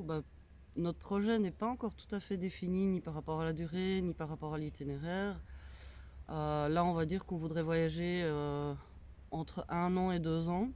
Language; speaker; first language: French; native; French